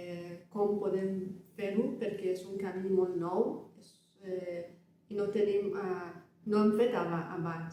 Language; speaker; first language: Catalan; non-native, learner; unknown